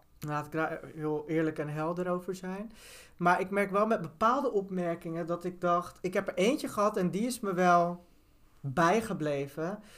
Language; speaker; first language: Dutch; early bilingual, other home language; Turkish